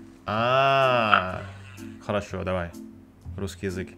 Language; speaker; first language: Russian; non-native, learner; Indonesian